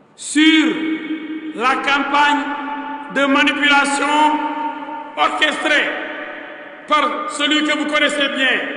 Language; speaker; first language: French; non-native, local second language; Wolof